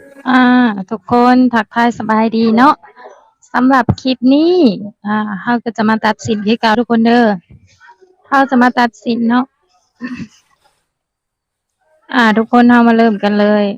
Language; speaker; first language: Thai; non-native, local second language; Northeastern Thai